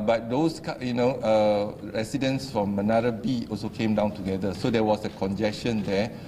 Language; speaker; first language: English; non-native, local second language; Malay